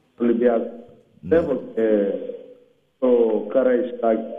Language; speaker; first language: Greek; non-native, learner; Urdu